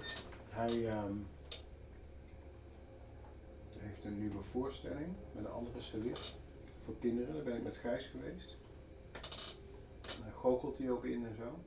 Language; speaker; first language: Dutch; native; Dutch